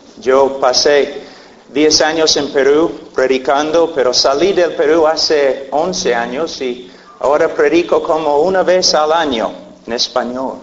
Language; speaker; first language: Spanish; non-native, fluent; English